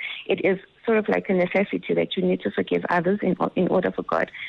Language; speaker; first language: English; non-native, local second language; Xhosa